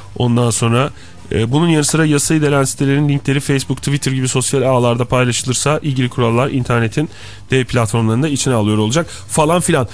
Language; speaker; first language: Turkish; native; Turkish